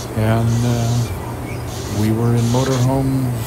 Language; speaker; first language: English; native; English